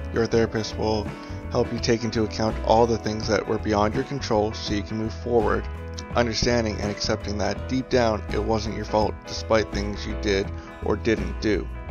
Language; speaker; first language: English; native; English